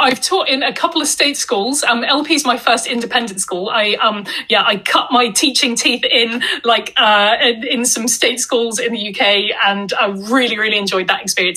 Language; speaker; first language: English; native; English